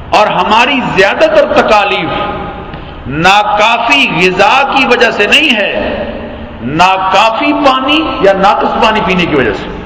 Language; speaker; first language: Urdu; non-native, local second language; Punjabi